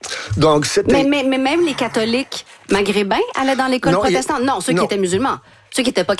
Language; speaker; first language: French; native; French